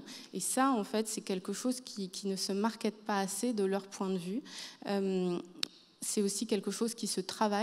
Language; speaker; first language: French; native; French